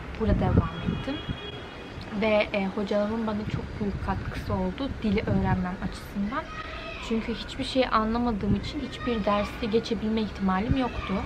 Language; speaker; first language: Turkish; early bilingual, heritage; Turkish